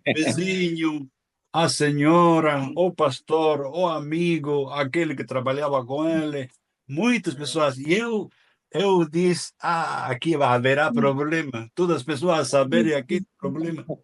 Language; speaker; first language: Portuguese; non-native, fluent; Spanish